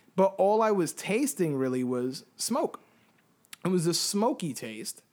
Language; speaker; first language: English; early bilingual, heritage; Spanish